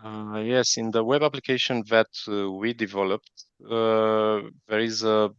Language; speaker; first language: English; non-native, fluent; Romanian